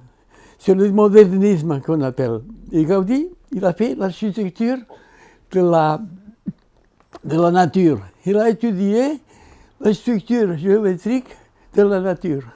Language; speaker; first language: French; non-native, learner; Catalan